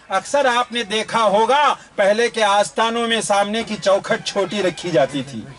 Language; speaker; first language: Urdu; native; Urdu